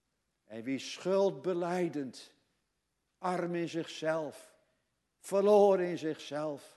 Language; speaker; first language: Dutch; native; Dutch